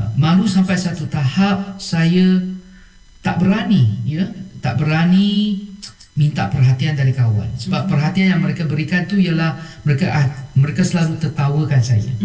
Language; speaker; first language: Malay; non-native, local second language; Chinese